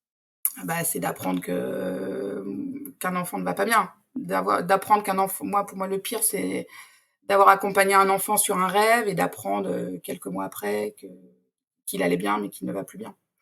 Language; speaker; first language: French; native; French